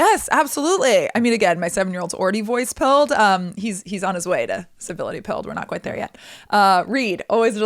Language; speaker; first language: English; native; English